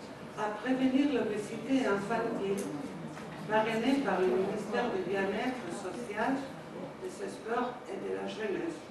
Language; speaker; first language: French; non-native, fluent; Spanish